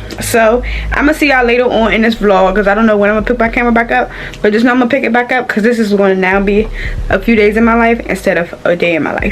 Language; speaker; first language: English; native; English